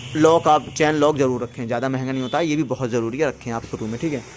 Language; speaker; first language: Hindi; native; Hindi